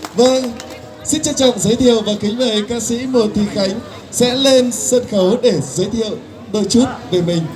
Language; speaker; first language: Vietnamese; non-native, local second language; Hmong